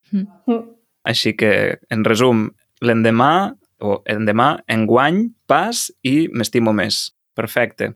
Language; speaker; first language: Catalan; native; Catalan